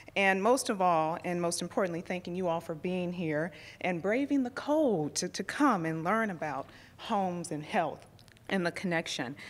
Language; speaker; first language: English; native; English